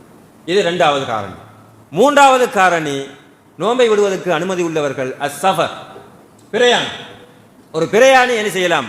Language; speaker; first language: Tamil; native; Tamil